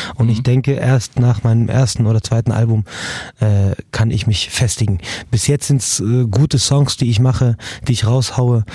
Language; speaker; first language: German; early bilingual, other home language; Arabic